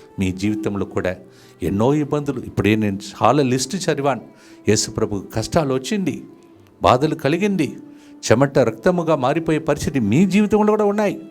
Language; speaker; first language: Telugu; non-native, fluent; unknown